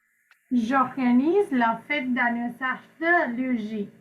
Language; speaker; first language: French; non-native, fluent; Sinhala